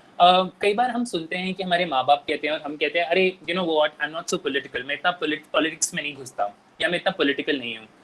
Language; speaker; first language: Hindi; native; Hindi